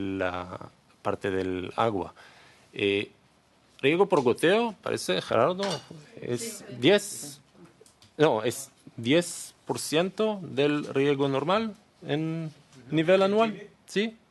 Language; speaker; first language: Spanish; non-native, learner; Hebrew